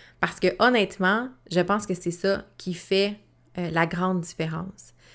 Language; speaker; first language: French; native; French